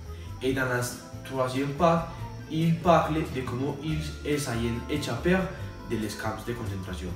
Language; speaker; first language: French; non-native, learner; Spanish